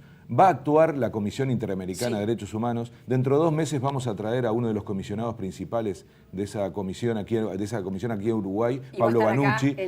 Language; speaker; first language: Spanish; native; Spanish